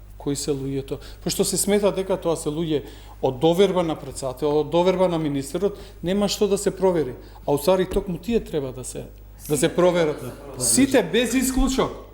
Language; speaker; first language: Macedonian; native; Macedonian